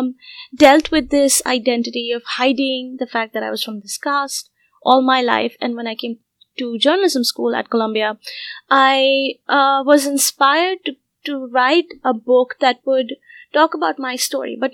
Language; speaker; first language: English; non-native, local second language; Hindi